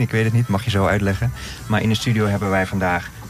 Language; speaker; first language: Dutch; native; Dutch